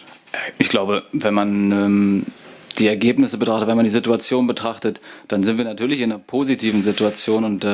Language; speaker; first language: German; native; German